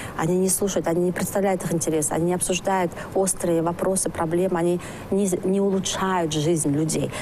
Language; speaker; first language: Russian; non-native, local second language; Kyrgyz